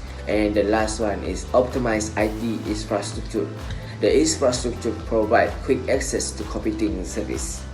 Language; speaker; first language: English; non-native, local second language; Malay